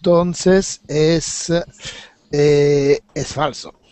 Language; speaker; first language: Spanish; non-native, learner; French